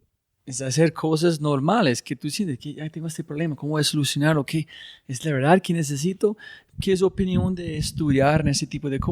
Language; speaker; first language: Spanish; non-native, fluent; English